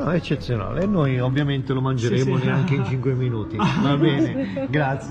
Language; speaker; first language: Italian; native; Italian